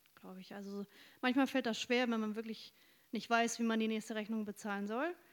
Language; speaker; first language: German; native; German